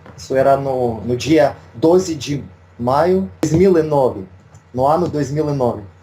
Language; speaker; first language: Portuguese; non-native, learner; Russian